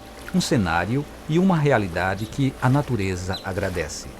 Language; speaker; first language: Portuguese; native; Portuguese